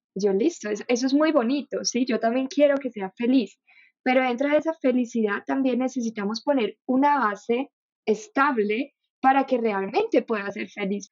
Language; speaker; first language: Spanish; non-native, fluent; German